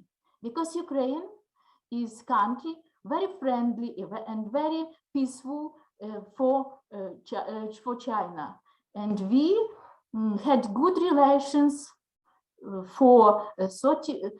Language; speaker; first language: English; non-native, learner; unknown